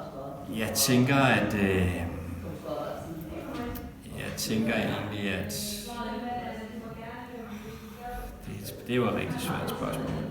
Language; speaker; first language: Danish; native; Danish